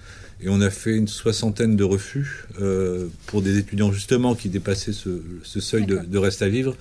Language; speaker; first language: French; native; French